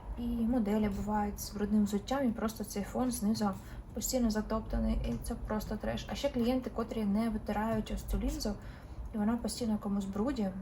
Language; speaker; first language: Ukrainian; non-native, local second language; Russian